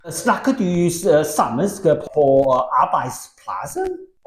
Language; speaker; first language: Norwegian; non-native, fluent; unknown